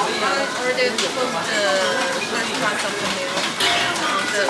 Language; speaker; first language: English; non-native, learner; Chinese